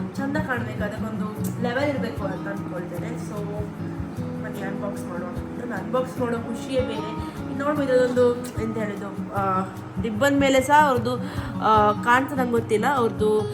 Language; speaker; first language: Kannada; native; Kannada